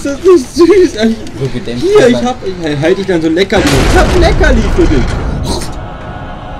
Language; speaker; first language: German; native; German